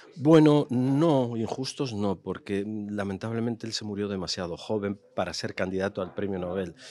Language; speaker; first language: Spanish; native; Spanish